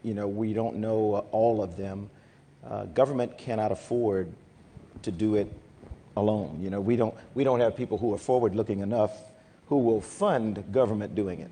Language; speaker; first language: English; native; English